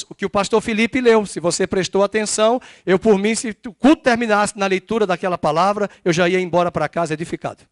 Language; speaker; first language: Portuguese; native; Portuguese